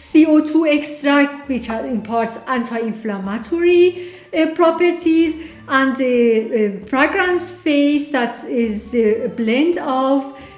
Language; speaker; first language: English; non-native, fluent; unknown